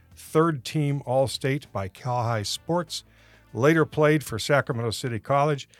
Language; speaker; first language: English; native; English